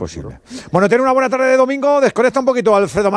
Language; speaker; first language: Spanish; native; Spanish